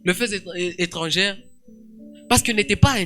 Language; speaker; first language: French; non-native, local second language; Swahili